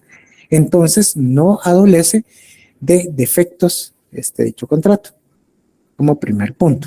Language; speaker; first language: Spanish; native; Spanish